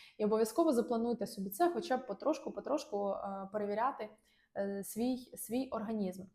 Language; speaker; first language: Ukrainian; native; Ukrainian